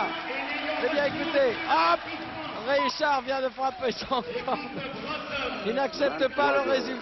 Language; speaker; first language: French; native; French